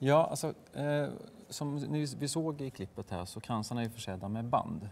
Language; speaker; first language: Swedish; native; Swedish